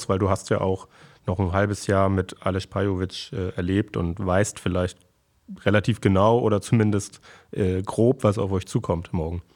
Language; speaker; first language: German; native; German